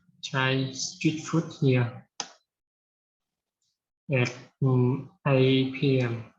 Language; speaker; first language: English; non-native, learner; Vietnamese